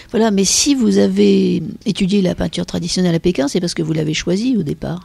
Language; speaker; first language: French; native; French